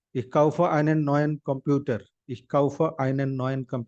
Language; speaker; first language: German; non-native, fluent; Hindi